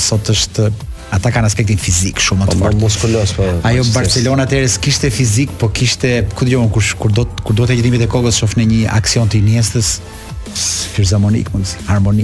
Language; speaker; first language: Albanian; native; Albanian